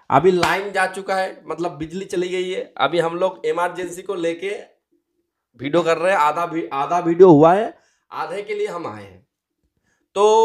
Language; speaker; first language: Hindi; non-native, local second language; Bangla